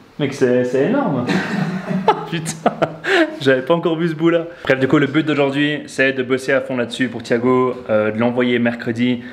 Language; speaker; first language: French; native; French